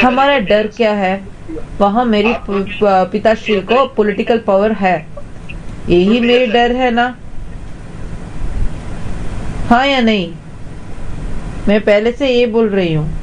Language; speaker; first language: Hindi; non-native, local second language; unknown